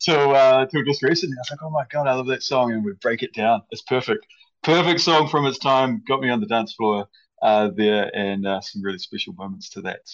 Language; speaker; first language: English; native; English